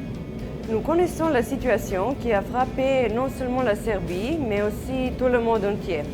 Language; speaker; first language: French; non-native, learner; Serbian